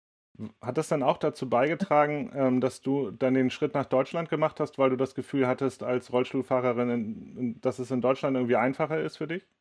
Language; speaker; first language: German; native; German